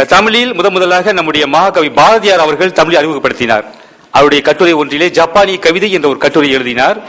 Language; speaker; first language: Tamil; early bilingual, heritage; Tamil